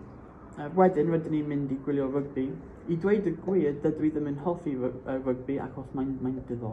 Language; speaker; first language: Welsh; non-native, local second language; English